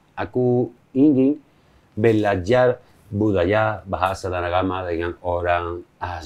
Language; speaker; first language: Indonesian; non-native, learner; Spanish